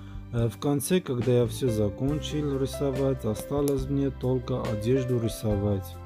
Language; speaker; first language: Russian; non-native, fluent; Armenian